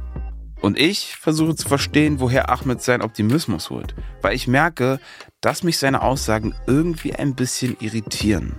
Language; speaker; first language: German; native; German